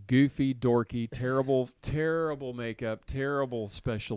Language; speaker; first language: English; native; English